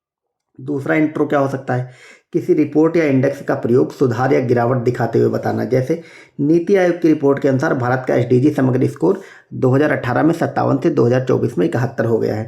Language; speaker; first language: Hindi; native; Hindi